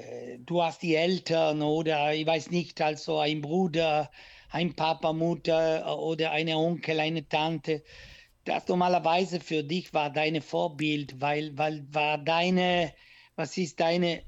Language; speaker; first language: German; non-native, learner; Italian